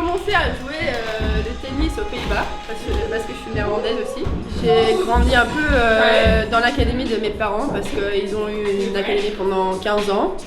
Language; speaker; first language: French; early bilingual, heritage; Dutch